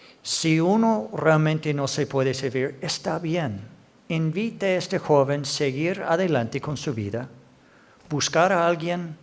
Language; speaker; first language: Spanish; non-native, fluent; English